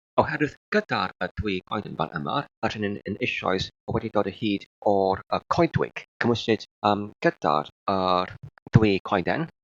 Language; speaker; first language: Welsh; non-native, learner; English